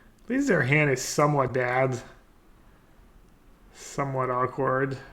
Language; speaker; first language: English; non-native, fluent; French